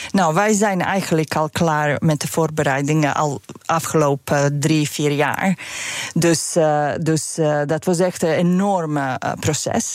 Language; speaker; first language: Dutch; non-native, fluent; Serbian